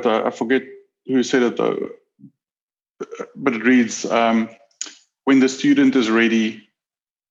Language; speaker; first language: English; non-native, local second language; Afrikaans